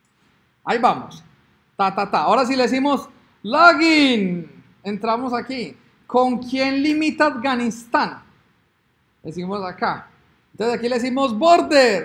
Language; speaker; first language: Spanish; native; Spanish